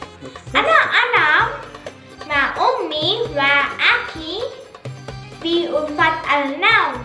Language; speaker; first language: Arabic; non-native, learner; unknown